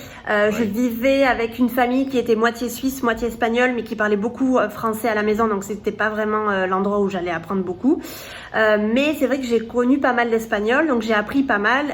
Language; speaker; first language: French; native; French